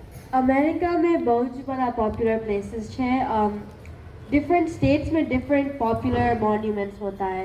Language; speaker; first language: Hindi; non-native, learner; Gujarati